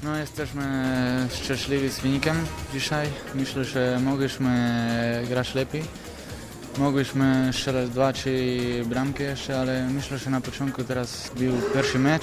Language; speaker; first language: Polish; non-native, fluent; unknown